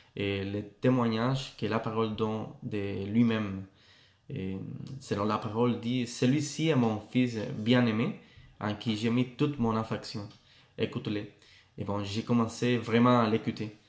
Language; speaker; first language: French; non-native, fluent; Spanish